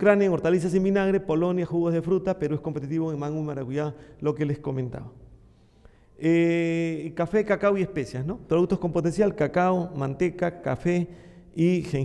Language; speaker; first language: Spanish; native; Spanish